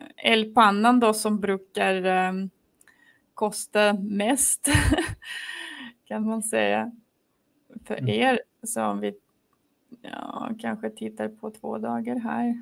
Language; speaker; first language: Swedish; non-native, fluent; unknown